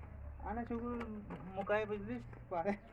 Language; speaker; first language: Arabic; non-native, learner; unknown